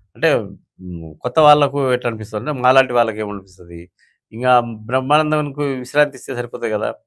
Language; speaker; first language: Telugu; native; Telugu